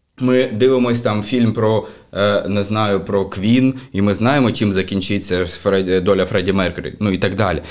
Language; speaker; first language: Ukrainian; non-native, local second language; Russian